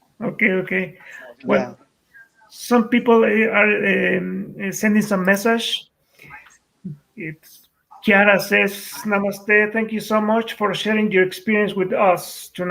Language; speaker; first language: English; non-native, fluent; Spanish